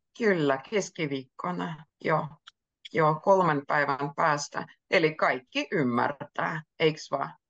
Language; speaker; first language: Finnish; native; Finnish